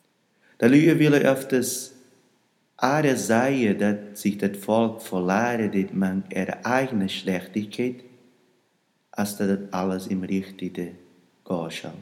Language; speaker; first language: German; non-native, learner; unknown